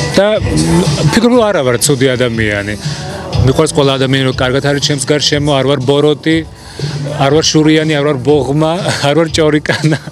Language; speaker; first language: Georgian; early bilingual, heritage; Georgian